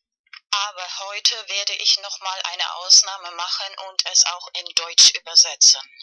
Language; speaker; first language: German; non-native, fluent; Spanish